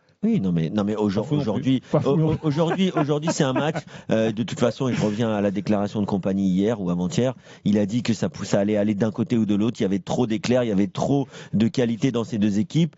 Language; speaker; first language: French; native; French